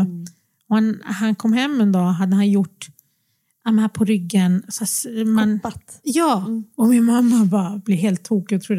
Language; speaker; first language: Swedish; early bilingual, other home language; Arabic